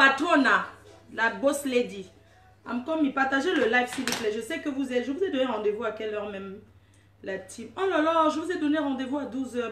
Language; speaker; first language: French; non-native, local second language; Lingala